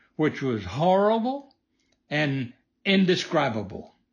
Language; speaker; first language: English; native; English